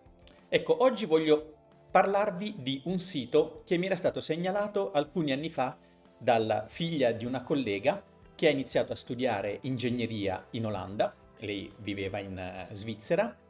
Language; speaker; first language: Italian; native; Italian